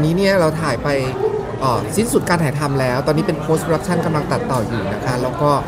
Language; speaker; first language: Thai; native; Thai